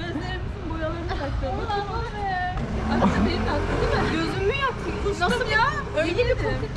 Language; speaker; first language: Turkish; native; Turkish